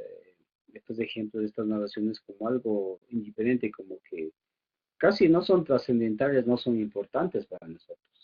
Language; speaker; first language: Spanish; native; Spanish